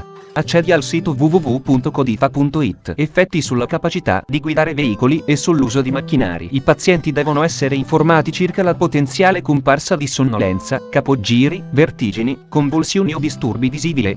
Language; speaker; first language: Italian; native; Italian